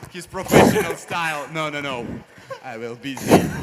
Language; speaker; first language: English; non-native, learner; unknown